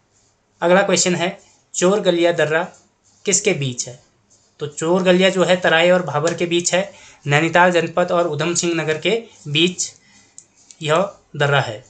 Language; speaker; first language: Hindi; native; Hindi